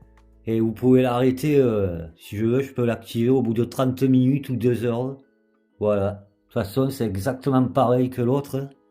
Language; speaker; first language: French; native; French